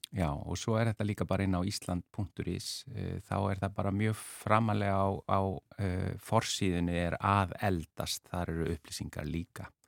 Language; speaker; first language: Icelandic; native; Icelandic